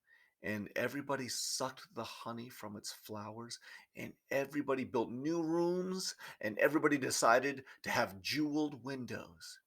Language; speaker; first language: English; native; English